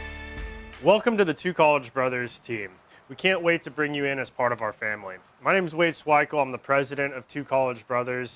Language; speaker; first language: English; native; English